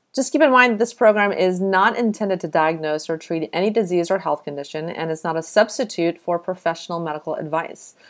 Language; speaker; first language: English; native; English